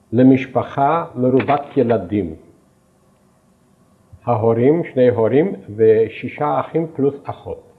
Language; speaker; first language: Hebrew; non-native, fluent; Yiddish